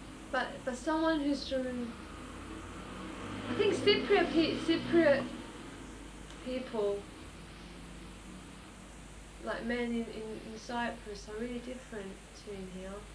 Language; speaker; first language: English; early bilingual, other home language; Greek